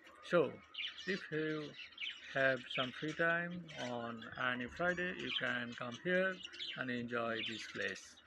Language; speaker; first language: English; non-native, local second language; Bangla